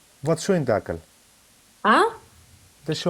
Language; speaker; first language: Arabic; non-native, learner; Pashto